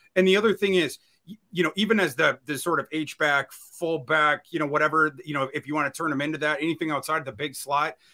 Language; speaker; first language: English; native; English